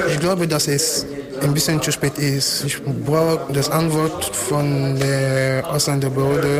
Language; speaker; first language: German; non-native, learner; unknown